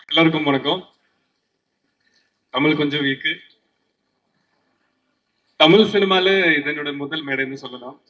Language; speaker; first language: Tamil; non-native, learner; Malayalam